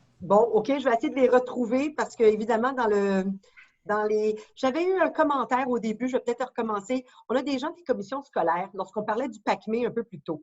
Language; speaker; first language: French; native; French